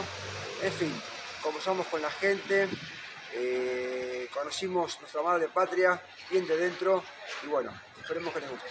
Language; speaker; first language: Spanish; native; Spanish